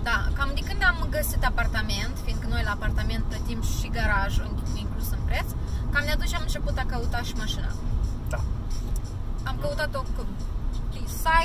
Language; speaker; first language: Romanian; native; Romanian